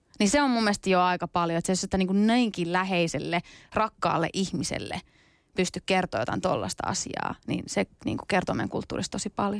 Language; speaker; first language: Finnish; early bilingual, other home language; Kurdish